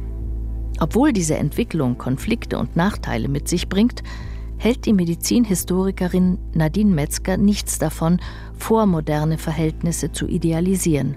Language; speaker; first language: German; native; German